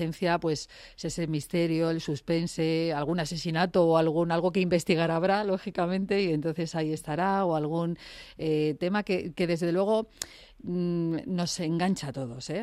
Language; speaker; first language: Spanish; native; Spanish